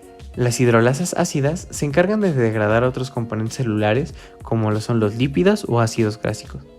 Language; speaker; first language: Spanish; native; Spanish